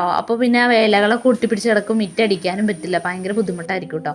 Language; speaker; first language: Malayalam; native; Malayalam